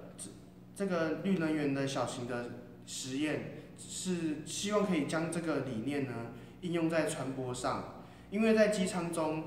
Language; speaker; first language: Chinese; native; Chinese